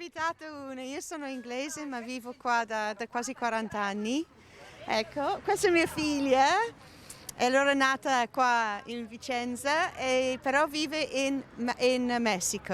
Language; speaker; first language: Italian; non-native, fluent; English